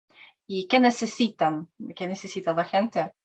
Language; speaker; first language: Spanish; non-native, learner; Russian